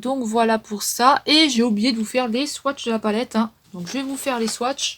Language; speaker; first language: French; native; French